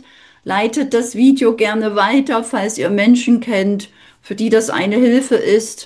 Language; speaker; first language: German; native; German